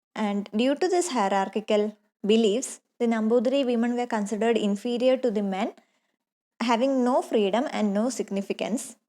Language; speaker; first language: English; non-native, local second language; Malayalam